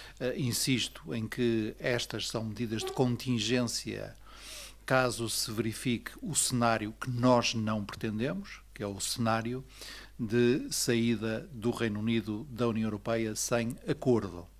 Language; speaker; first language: Portuguese; native; Portuguese